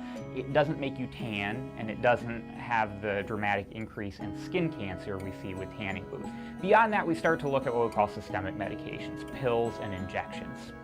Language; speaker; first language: English; native; English